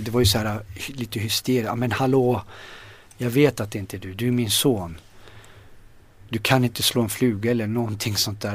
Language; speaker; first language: Swedish; early bilingual, other home language; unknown